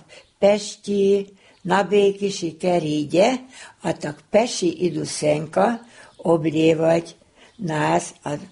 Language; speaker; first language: Slovak; native; Slovak